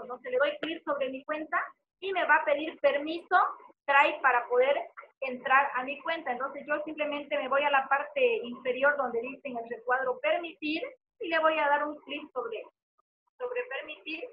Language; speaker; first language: Spanish; native; Spanish